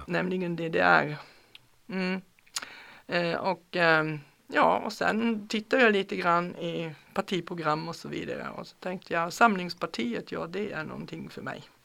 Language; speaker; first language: Swedish; non-native, fluent; German